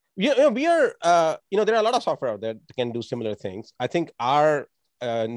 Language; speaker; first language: English; non-native, local second language; Tamil